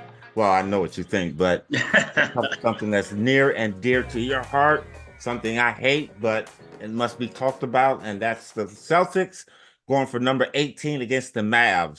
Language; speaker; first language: English; native; English